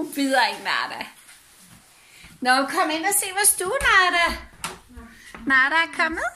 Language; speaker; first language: Danish; native; Danish